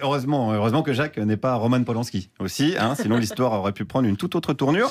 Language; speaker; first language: French; native; French